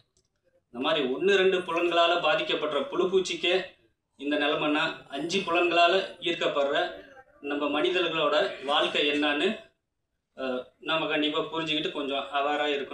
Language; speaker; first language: Tamil; native; Tamil